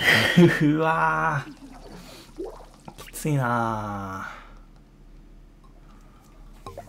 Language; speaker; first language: Japanese; native; Japanese